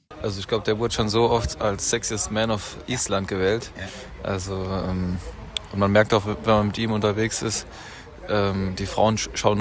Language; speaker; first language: German; native; German